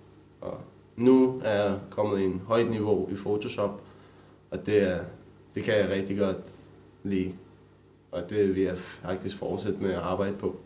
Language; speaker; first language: Danish; early bilingual, other home language; Romanian